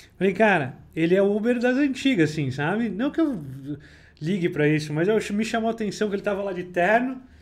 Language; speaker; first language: Portuguese; native; Portuguese